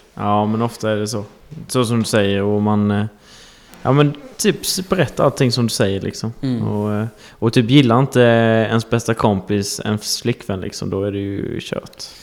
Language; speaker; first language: Swedish; native; Swedish